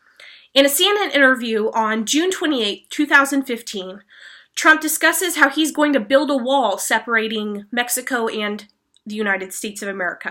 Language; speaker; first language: English; native; English